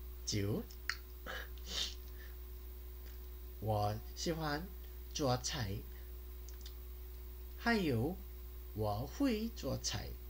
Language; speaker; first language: Chinese; non-native, learner; Korean